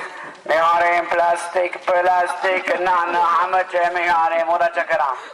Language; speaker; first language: Persian; non-native, learner; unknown